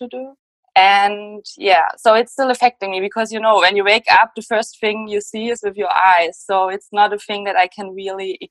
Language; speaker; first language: English; non-native, fluent; German